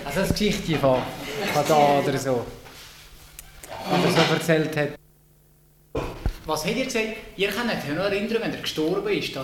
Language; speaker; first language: German; native; German